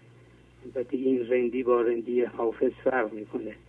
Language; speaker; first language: Persian; native; Persian